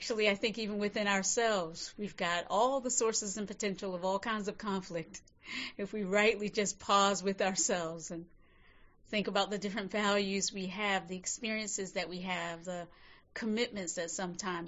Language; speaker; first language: English; native; English